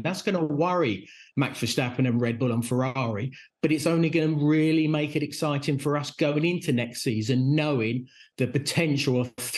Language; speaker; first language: English; native; English